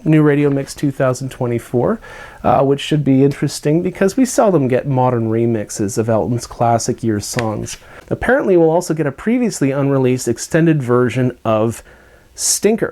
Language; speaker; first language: English; native; English